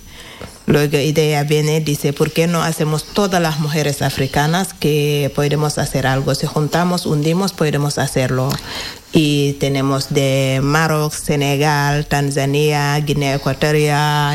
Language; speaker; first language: Spanish; non-native, learner; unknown